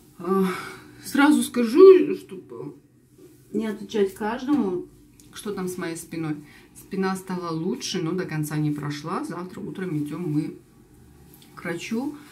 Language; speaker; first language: Russian; native; Russian